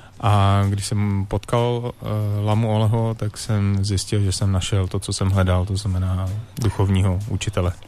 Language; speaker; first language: Czech; native; Czech